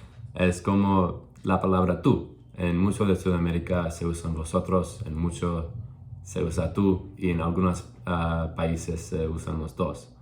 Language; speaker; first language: Spanish; non-native, learner; English